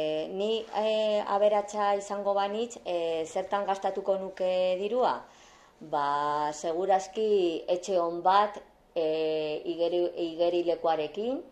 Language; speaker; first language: Basque; non-native, local second language; Spanish